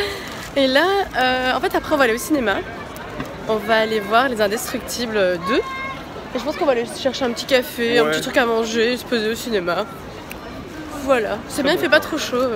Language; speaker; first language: French; native; French